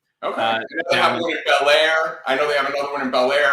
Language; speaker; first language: English; native; English